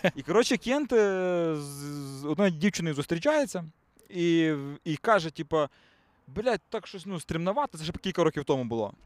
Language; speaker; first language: Ukrainian; native; Ukrainian